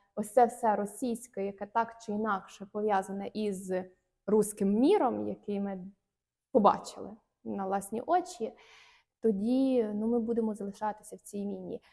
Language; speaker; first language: Ukrainian; native; Ukrainian